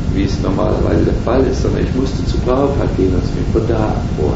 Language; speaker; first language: German; native; German